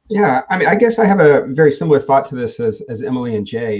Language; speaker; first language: English; native; English